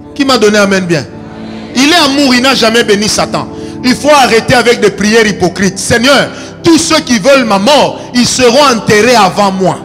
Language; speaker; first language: French; non-native, local second language; Lingala